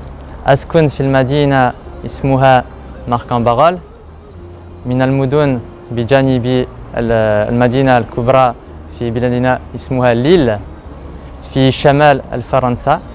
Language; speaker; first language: Arabic; non-native, learner; French